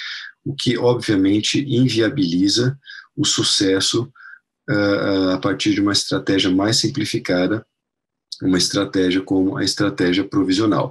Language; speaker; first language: Portuguese; non-native, fluent; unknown